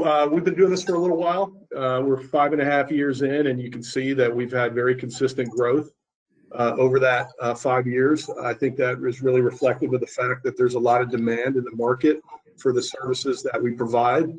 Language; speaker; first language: English; native; English